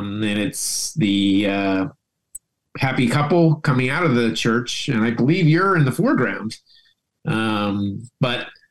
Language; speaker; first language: English; native; English